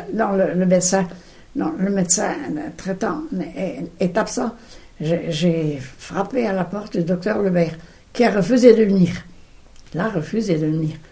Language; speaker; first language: French; non-native, local second language; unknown